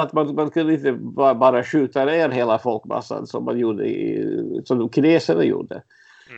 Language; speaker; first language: Swedish; early bilingual, other home language; Latvian